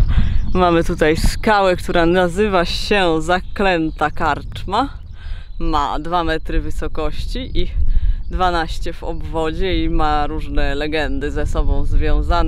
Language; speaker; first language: Polish; native; Polish